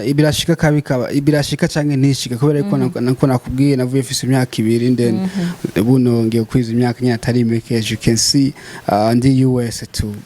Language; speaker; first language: Rundi; early bilingual, heritage; Rundi